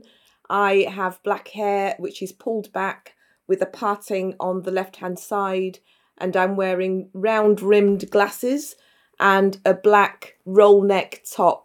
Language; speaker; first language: English; native; English